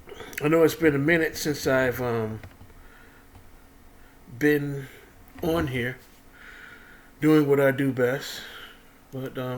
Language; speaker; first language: English; native; English